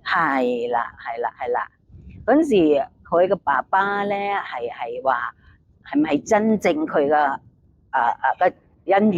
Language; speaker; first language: Cantonese; non-native, learner; Thai